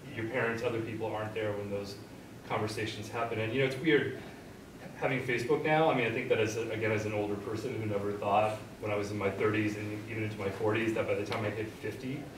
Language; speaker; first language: English; native; English